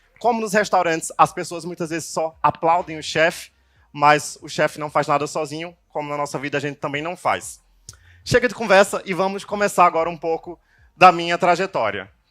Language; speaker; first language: Portuguese; native; Portuguese